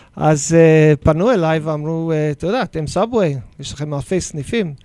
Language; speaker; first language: Hebrew; non-native, fluent; English